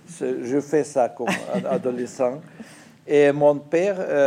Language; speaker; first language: French; non-native, fluent; Russian